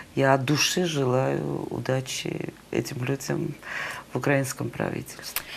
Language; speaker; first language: Russian; non-native, local second language; Georgian